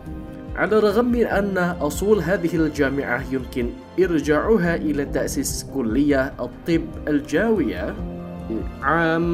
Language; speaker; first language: Arabic; non-native, fluent; Indonesian